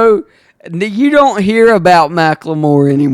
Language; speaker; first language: English; native; English